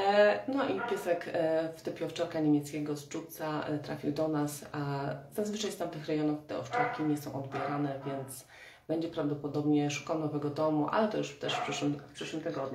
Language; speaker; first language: Polish; native; Polish